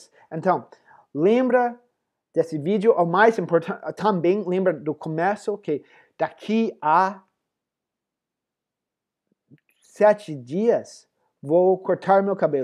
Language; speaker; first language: Portuguese; non-native, fluent; English